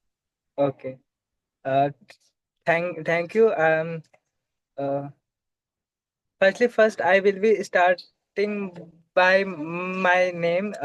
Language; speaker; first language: English; non-native, local second language; Hindi